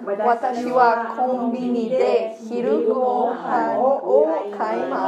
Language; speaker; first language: Japanese; non-native, learner; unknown